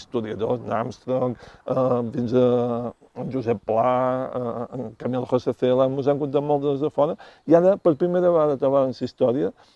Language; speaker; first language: Catalan; native; Catalan